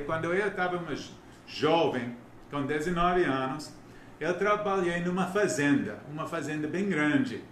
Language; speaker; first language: Portuguese; non-native, learner; English